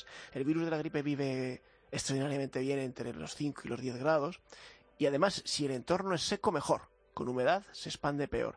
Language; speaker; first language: Spanish; native; Spanish